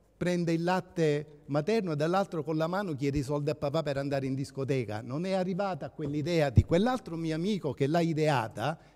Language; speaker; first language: Italian; native; Italian